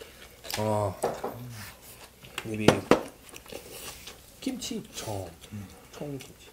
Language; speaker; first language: Korean; non-native, learner; English